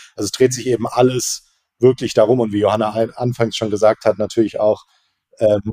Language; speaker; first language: German; native; German